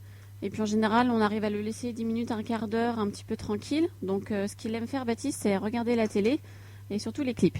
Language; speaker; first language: French; native; French